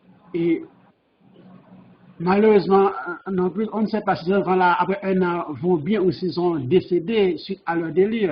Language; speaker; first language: French; non-native, local second language; Haitian Creole